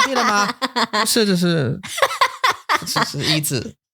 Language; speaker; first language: Chinese; non-native, fluent; English